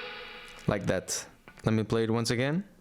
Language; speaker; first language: English; non-native, fluent; Portuguese